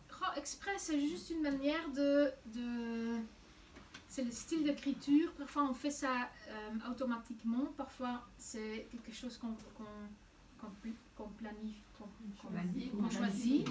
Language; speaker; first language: French; non-native, local second language; Dutch